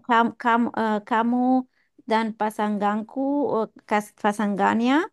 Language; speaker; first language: Indonesian; non-native, learner; English